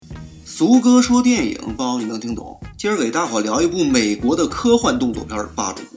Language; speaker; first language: Chinese; native; Chinese